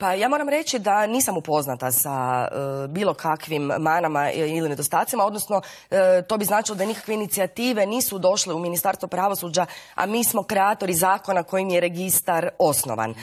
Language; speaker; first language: Croatian; native; Croatian